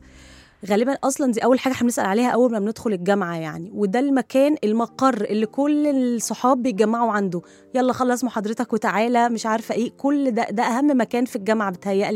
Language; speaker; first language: Arabic; native; Arabic